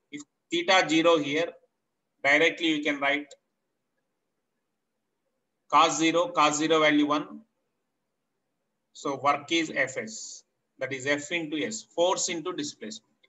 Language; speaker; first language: English; non-native, local second language; Telugu